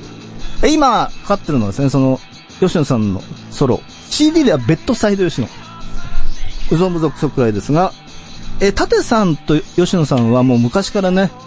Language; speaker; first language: Japanese; native; Japanese